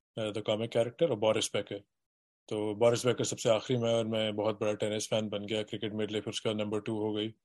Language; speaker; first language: Hindi; native; Hindi